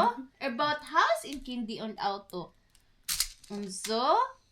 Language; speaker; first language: German; non-native, learner; Cebuano